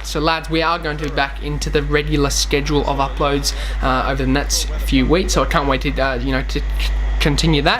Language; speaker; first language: English; native; English